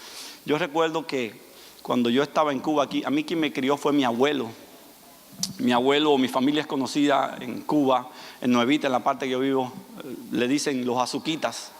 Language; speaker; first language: Spanish; native; Spanish